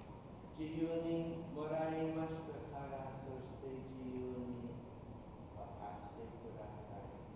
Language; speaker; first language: Japanese; non-native, fluent; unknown